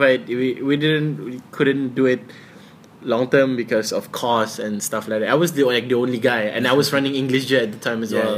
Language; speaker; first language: English; non-native, local second language; Malay